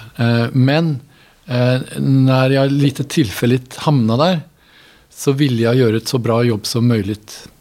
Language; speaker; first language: Swedish; native; Swedish